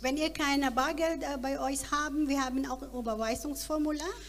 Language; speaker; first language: German; non-native, learner; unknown